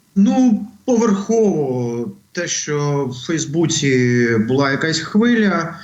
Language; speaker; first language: Ukrainian; non-native, local second language; Russian